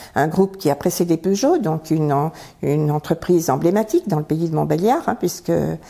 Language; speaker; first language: French; native; French